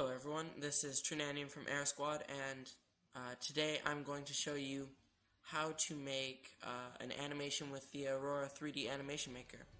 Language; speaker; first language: English; native; English